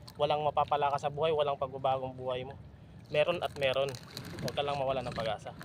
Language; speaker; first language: Filipino; non-native, local second language; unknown